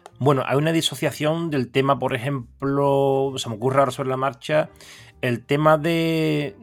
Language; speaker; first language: Spanish; native; Spanish